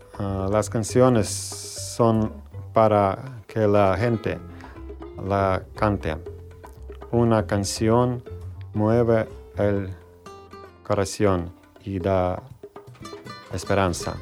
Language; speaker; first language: Spanish; non-native, learner; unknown